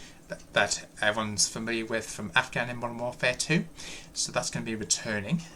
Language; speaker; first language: English; native; English